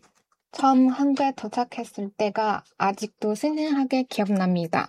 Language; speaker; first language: Korean; non-native, learner; Chinese